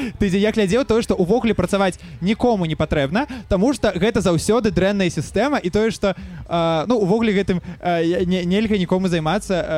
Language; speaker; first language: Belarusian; non-native, local second language; Russian